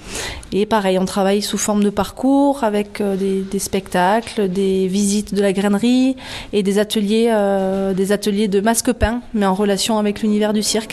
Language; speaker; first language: French; native; French